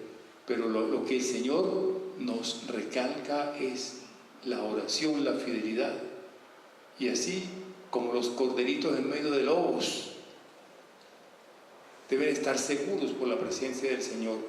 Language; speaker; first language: Spanish; native; Spanish